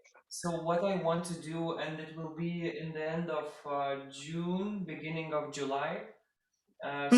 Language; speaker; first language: English; non-native, fluent; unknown